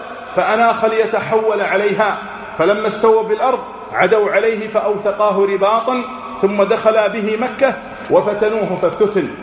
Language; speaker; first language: Arabic; native; Arabic